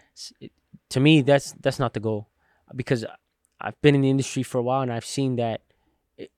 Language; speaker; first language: English; native; English